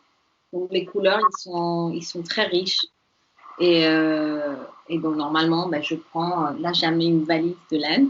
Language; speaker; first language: French; non-native, fluent; Spanish